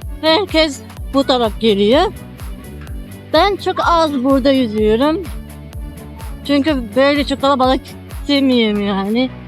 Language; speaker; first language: Turkish; non-native, learner; Arabic